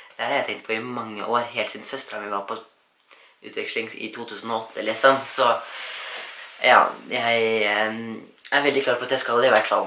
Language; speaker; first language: Norwegian; native; Norwegian